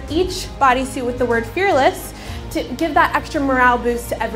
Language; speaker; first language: English; native; English